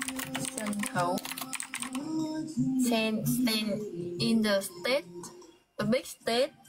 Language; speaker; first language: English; non-native, learner; Vietnamese